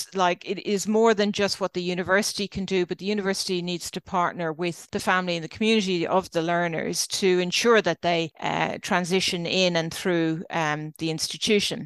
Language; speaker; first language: English; native; English